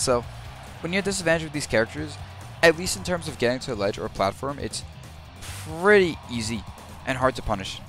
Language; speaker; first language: English; native; English